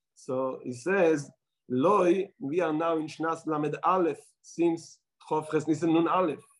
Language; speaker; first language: English; non-native, fluent; Hebrew